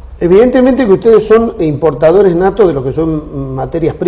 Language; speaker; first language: Spanish; native; Spanish